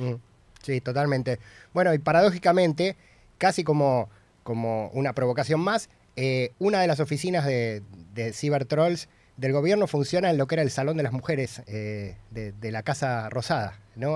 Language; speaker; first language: Spanish; native; Spanish